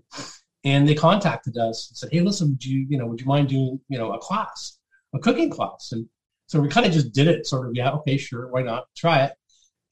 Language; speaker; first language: English; native; English